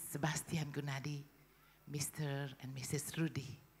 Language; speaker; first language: English; non-native, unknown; Indonesian